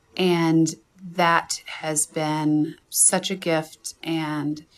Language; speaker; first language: English; native; English